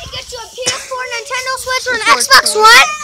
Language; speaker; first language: English; native; English